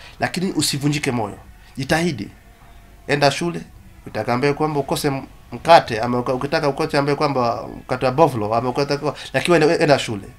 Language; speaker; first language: Swahili; non-native, local second language; Somali